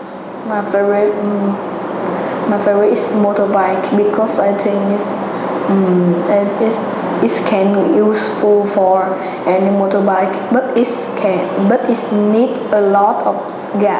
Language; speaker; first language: English; non-native, learner; Vietnamese